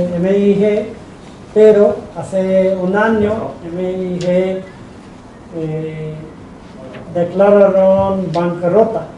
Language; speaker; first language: Spanish; non-native, fluent; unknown